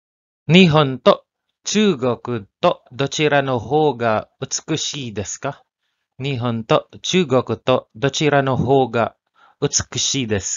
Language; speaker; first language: Japanese; non-native, learner; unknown